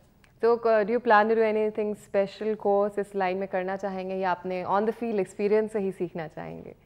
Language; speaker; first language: Hindi; native; Hindi